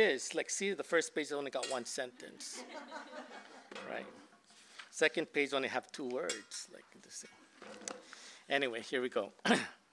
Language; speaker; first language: English; native; English